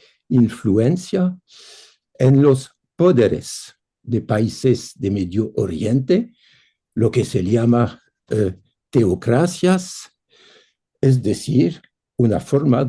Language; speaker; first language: Spanish; non-native, fluent; French